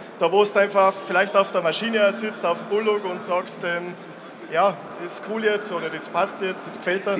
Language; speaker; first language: German; native; German